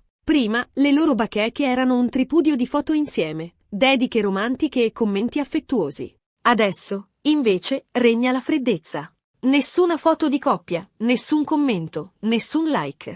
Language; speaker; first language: Italian; native; Italian